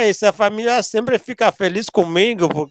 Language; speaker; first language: Portuguese; non-native, learner; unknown